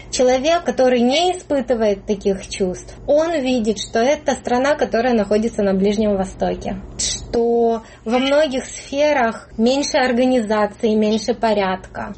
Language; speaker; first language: Russian; native; Russian